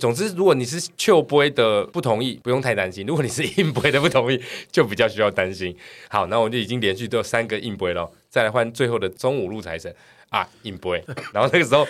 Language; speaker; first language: Chinese; native; Chinese